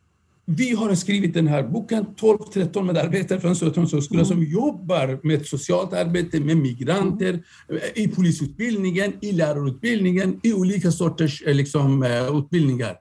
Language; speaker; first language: Swedish; non-native, fluent; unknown